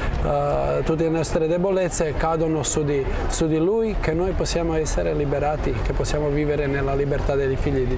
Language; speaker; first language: Italian; non-native, fluent; Croatian